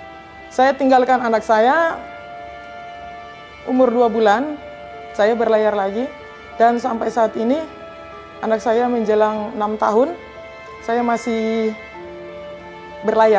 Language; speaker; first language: Indonesian; native; Indonesian